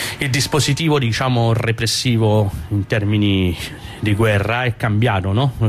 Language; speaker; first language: Italian; non-native, fluent; Spanish